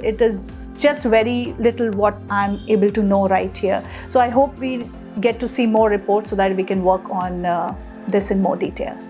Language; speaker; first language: English; non-native, local second language; Hindi